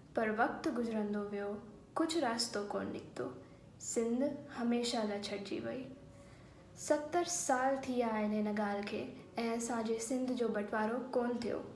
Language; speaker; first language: Sindhi; early bilingual, heritage; Sindhi